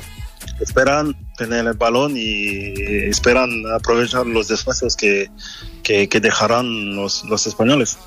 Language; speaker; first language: Spanish; non-native, fluent; French